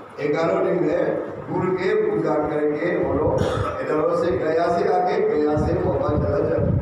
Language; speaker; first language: Hindi; non-native, fluent; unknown